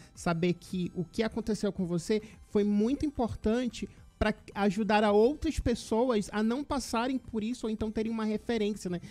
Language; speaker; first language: Portuguese; native; Portuguese